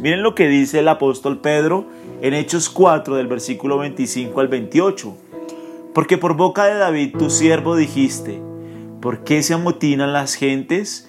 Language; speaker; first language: Spanish; native; Spanish